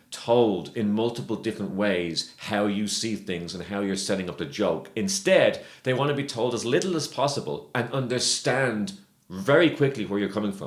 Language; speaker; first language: English; native; English